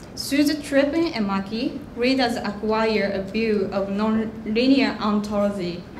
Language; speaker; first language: English; non-native, fluent; Japanese